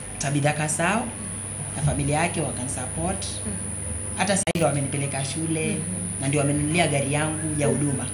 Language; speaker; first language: Swahili; non-native, local second language; Kamba